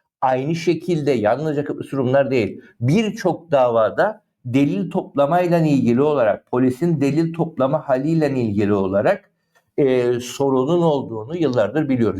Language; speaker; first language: Turkish; native; Turkish